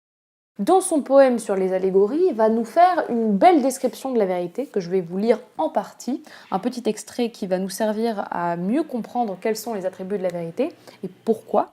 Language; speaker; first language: French; native; French